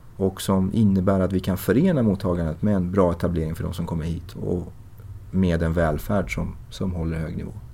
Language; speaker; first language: Swedish; early bilingual, other home language; Persian